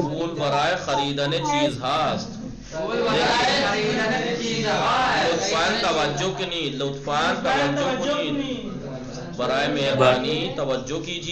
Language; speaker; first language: Persian; non-native, fluent; Urdu